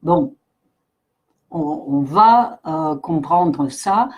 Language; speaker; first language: French; non-native, fluent; Russian